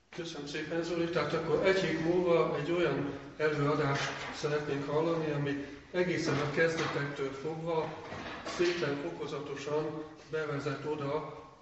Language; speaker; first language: Hungarian; native; Hungarian